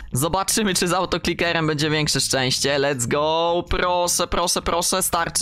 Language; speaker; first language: Polish; native; Polish